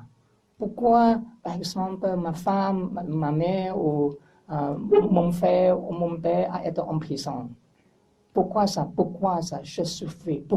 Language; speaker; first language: French; non-native, learner; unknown